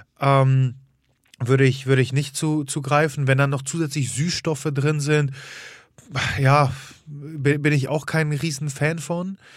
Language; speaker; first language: German; early bilingual, other home language; Polish